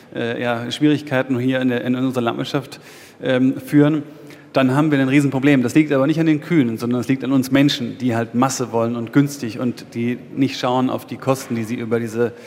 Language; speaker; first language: German; native; German